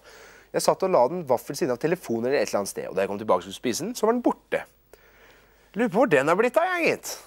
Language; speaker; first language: Norwegian; native; Norwegian